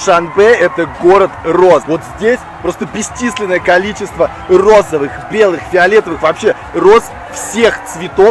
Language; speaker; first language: Russian; native; Russian